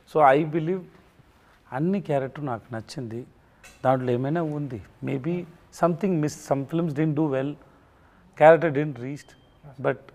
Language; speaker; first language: Telugu; non-native, learner; Tamil